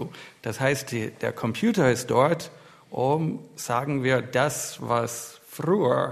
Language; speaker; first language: German; non-native, fluent; English